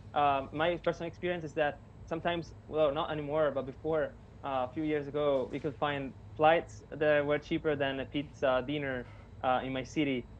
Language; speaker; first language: English; non-native, fluent; Italian